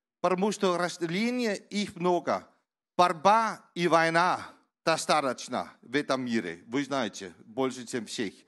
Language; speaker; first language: Russian; non-native, learner; Danish